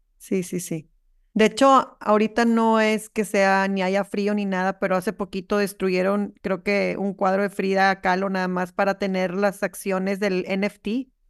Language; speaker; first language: Spanish; native; Spanish